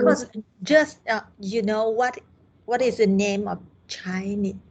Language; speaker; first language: English; non-native, learner; Vietnamese